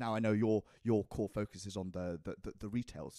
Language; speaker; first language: English; native; English